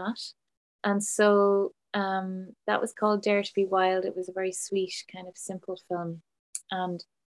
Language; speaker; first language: English; native; English